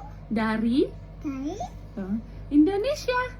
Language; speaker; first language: Indonesian; early bilingual, heritage; Indonesian